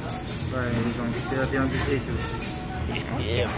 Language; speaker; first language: French; non-native, learner; Korean